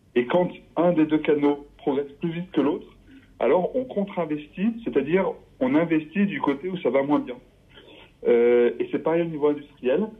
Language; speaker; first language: French; native; French